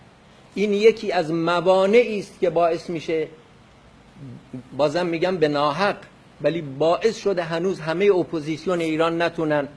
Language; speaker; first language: Persian; non-native, local second language; Kurdish